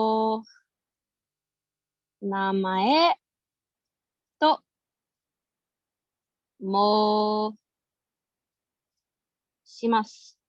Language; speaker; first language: Japanese; non-native, learner; English